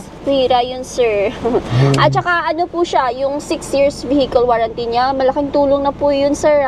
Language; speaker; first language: Filipino; non-native, local second language; Hiligaynon